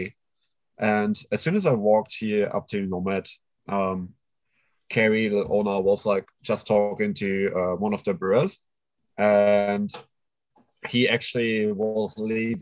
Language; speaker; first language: English; non-native, fluent; German